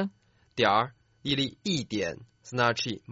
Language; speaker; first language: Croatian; non-native, fluent; Chinese